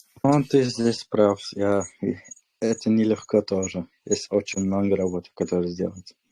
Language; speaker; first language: Russian; non-native, local second language; Chechen